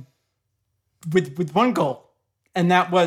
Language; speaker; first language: English; native; English